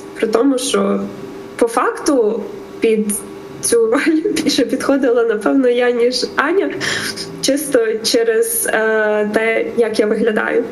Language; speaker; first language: Ukrainian; native; Ukrainian